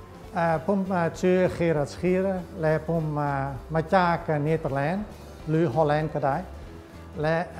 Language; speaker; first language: Thai; non-native, fluent; Dutch